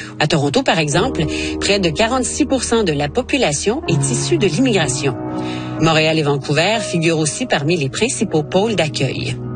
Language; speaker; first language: French; native; French